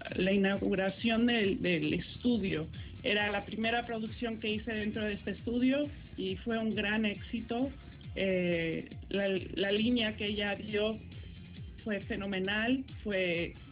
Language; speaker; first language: Spanish; early bilingual, heritage; Spanish